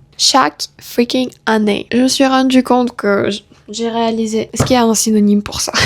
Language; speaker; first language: French; non-native, fluent; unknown